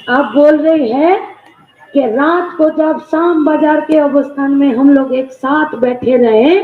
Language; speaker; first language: Hindi; non-native, local second language; Bangla